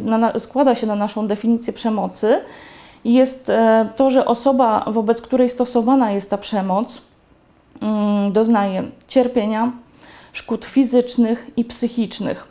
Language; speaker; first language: Polish; native; Polish